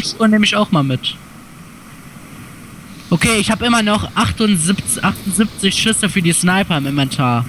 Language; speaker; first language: German; native; German